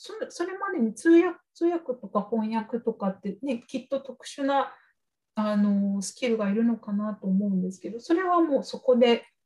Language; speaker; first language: Japanese; native; Japanese